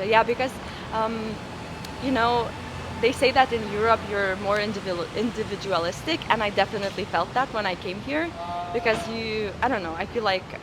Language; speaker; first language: English; non-native, fluent; Lithuanian